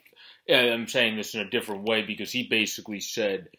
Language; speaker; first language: English; native; English